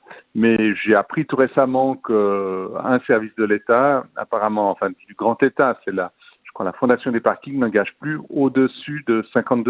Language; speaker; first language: French; native; French